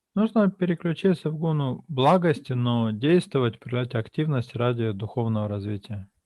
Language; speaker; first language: Russian; native; Russian